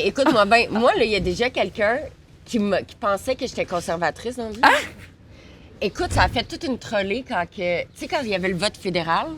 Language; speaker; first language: French; native; French